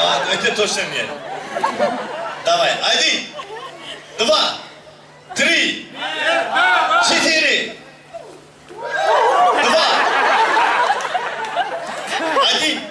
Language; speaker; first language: Russian; non-native, learner; Turkish